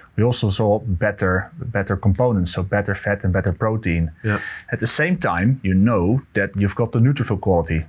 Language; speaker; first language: English; non-native, fluent; Dutch